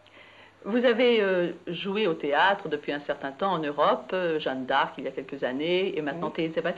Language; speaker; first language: French; native; French